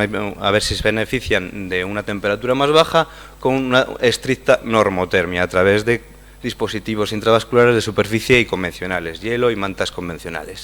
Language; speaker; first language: Spanish; native; Spanish